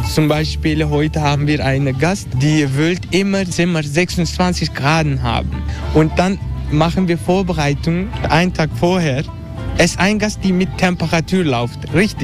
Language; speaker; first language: German; non-native, fluent; Turkish